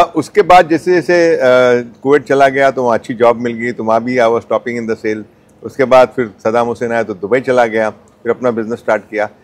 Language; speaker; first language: Hindi; non-native, local second language; Gujarati